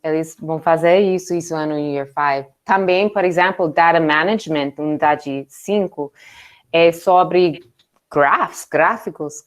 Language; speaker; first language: Portuguese; non-native, learner; English